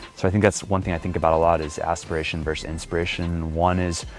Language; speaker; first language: English; native; English